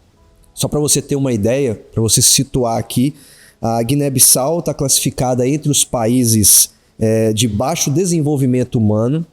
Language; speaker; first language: Portuguese; native; Portuguese